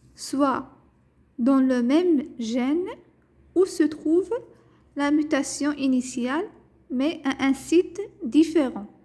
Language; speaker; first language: French; non-native, local second language; Arabic